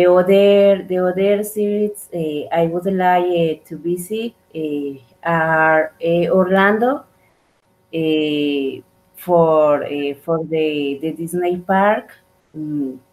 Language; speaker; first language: English; non-native, learner; Spanish